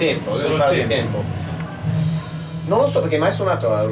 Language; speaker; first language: Italian; non-native, learner; English